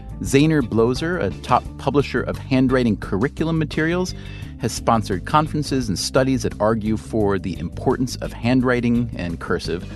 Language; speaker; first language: English; native; English